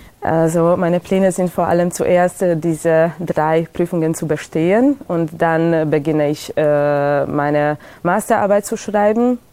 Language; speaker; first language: German; non-native, fluent; Hungarian